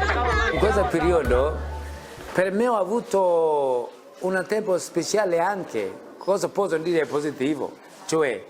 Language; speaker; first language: Italian; non-native, fluent; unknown